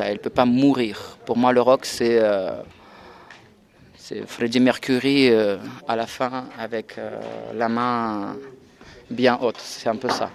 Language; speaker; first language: French; non-native, fluent; Russian